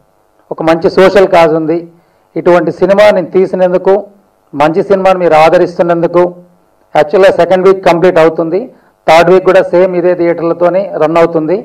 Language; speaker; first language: Telugu; native; Telugu